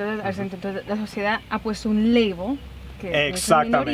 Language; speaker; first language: Spanish; native; Spanish